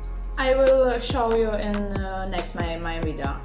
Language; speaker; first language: English; non-native, learner; Russian